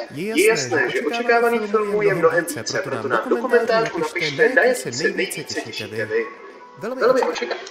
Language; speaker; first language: Czech; native; Czech